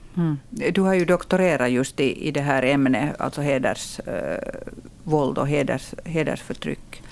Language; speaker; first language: Swedish; native; Swedish